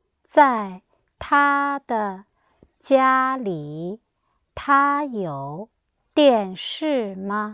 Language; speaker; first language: Chinese; non-native, learner; English